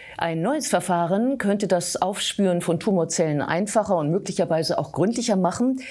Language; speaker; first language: German; native; German